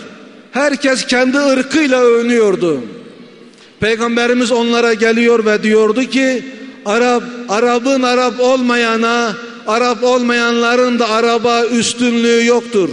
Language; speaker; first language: Turkish; native; Turkish